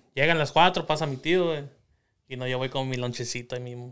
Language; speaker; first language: Spanish; early bilingual, heritage; Spanish